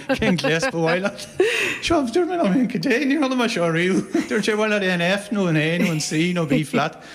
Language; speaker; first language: Irish; native; Irish